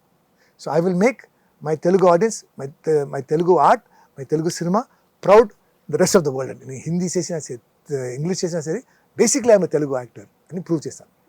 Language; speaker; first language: Telugu; native; Telugu